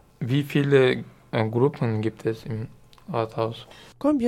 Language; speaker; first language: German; non-native, learner; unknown